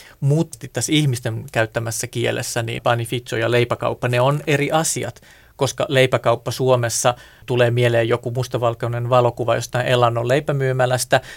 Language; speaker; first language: Finnish; native; Finnish